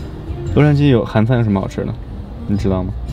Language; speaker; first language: Chinese; native; Chinese